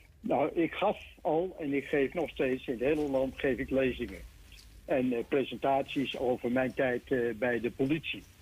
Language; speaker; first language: Dutch; native; Dutch